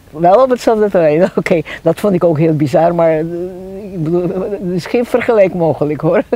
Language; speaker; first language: Dutch; non-native, fluent; Czech